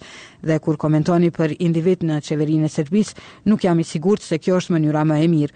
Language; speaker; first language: Albanian; native; Albanian